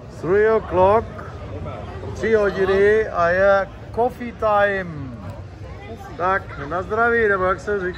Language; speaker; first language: Czech; non-native, learner; German